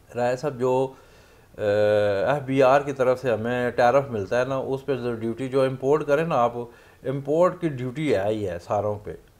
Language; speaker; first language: Urdu; non-native, local second language; Punjabi